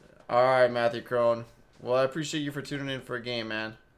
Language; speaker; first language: English; early bilingual, other home language; Spanish